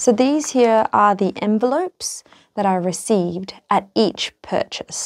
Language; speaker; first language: English; native; English